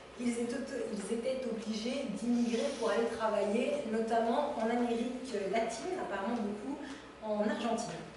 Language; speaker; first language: French; native; French